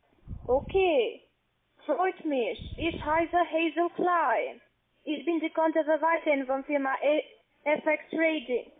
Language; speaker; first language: German; non-native, learner; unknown